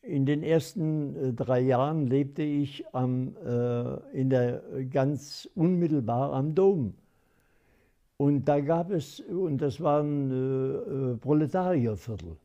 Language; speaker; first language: German; non-native, local second language; Upper Sorbian